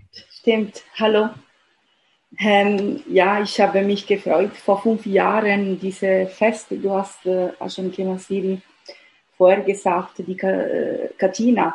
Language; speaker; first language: German; non-native, fluent; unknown